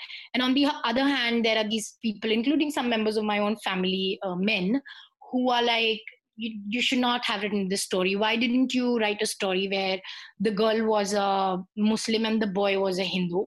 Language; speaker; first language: English; non-native, local second language; Hindi